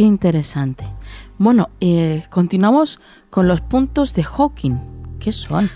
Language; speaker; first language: Spanish; native; Spanish